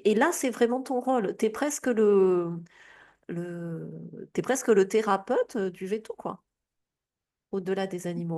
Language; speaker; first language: French; native; French